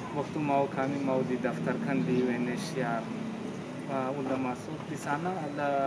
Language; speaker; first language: Indonesian; non-native, learner; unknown